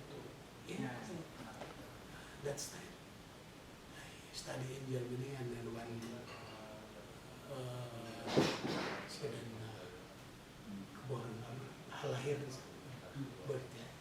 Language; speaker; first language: English; non-native, learner; Sundanese